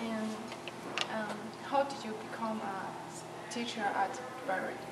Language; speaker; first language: English; non-native, learner; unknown